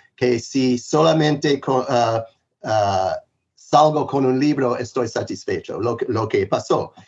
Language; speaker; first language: Spanish; non-native, fluent; English